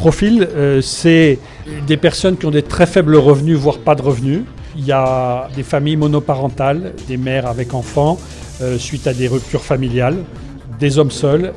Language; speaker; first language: French; native; French